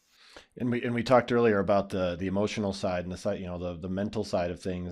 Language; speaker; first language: English; native; English